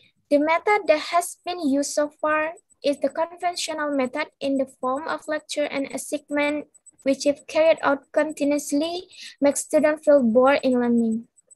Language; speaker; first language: English; non-native, learner; Indonesian